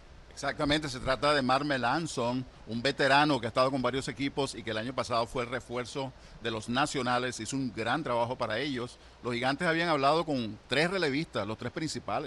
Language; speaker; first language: Spanish; native; Spanish